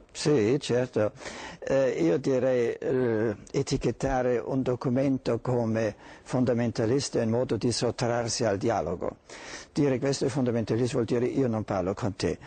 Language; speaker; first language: Italian; non-native, fluent; German